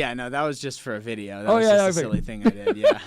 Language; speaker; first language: English; native; English